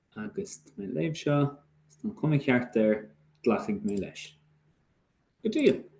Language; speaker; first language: Irish; native; Irish